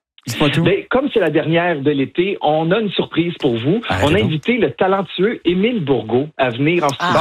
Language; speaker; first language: French; native; French